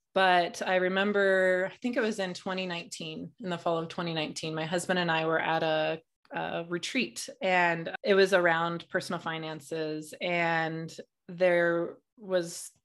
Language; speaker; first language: English; native; English